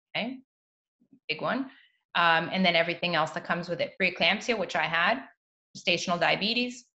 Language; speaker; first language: English; native; English